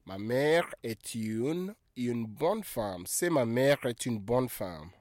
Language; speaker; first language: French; non-native, fluent; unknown